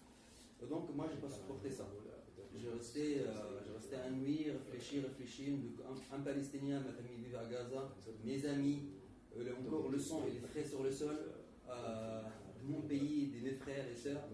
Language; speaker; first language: French; non-native, fluent; Arabic